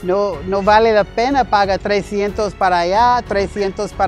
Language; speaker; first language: Spanish; non-native, learner; English